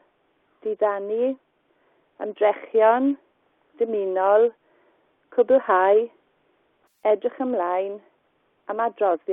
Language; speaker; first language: Welsh; non-native, learner; English